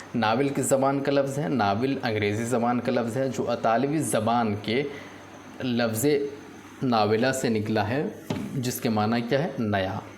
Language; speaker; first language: Urdu; native; Urdu